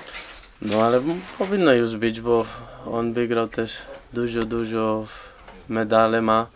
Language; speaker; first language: Polish; non-native, fluent; Spanish